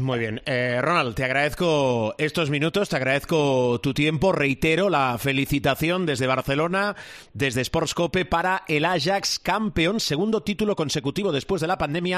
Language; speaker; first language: Spanish; native; Spanish